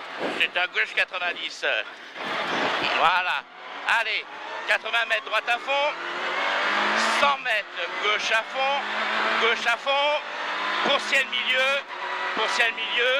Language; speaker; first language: French; native; French